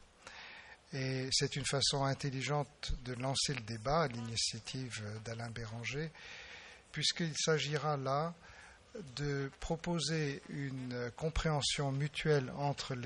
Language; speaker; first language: French; native; French